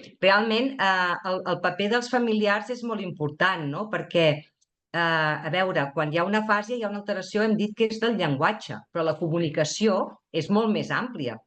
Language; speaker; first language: Catalan; native; Catalan